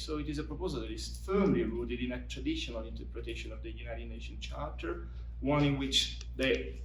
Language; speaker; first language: English; non-native, fluent; Italian